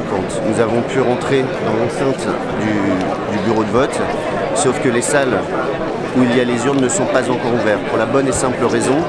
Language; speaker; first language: French; native; French